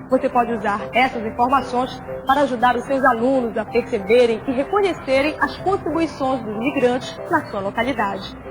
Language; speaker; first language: Portuguese; native; Portuguese